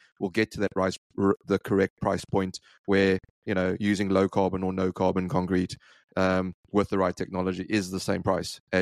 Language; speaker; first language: English; native; English